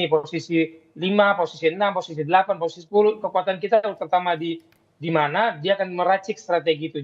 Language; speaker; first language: Indonesian; native; Indonesian